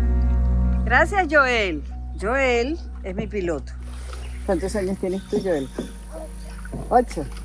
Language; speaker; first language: Spanish; native; Spanish